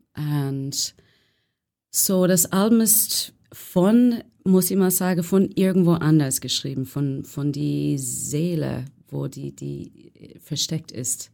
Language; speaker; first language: German; non-native, learner; English